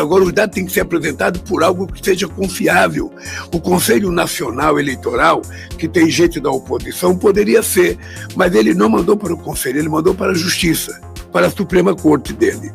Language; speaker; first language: Portuguese; native; Portuguese